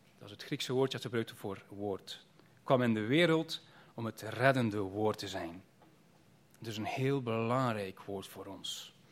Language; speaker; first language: Dutch; native; Dutch